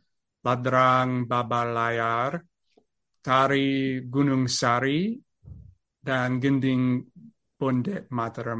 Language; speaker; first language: Indonesian; non-native, fluent; English